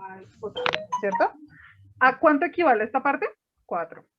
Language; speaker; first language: Spanish; native; Spanish